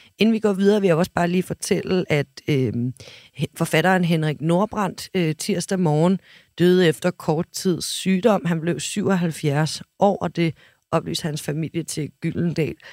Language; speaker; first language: Danish; native; Danish